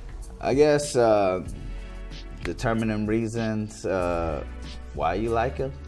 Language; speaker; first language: English; native; English